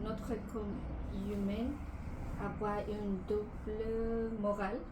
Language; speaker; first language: French; non-native, learner; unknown